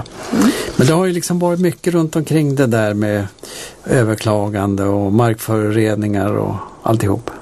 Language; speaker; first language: Swedish; native; Swedish